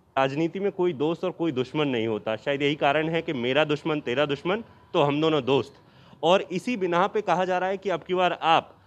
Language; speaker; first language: Hindi; native; Hindi